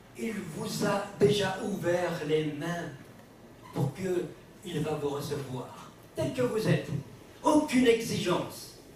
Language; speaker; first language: French; non-native, local second language; Kabyle